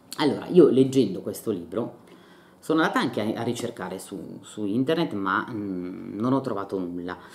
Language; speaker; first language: Italian; native; Italian